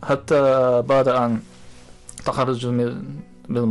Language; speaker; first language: Arabic; non-native, learner; Japanese